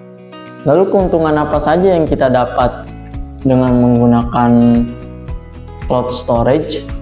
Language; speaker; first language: Indonesian; native; Indonesian